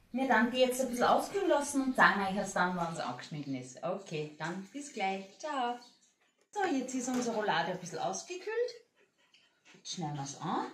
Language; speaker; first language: German; native; German